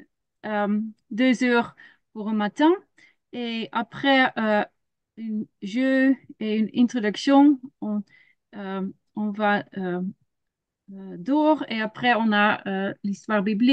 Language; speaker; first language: French; non-native, learner; Dutch